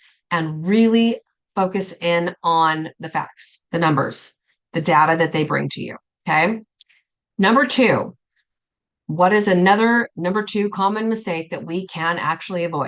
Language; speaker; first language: English; native; English